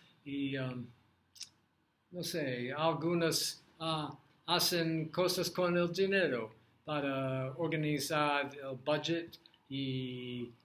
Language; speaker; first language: Spanish; non-native, learner; English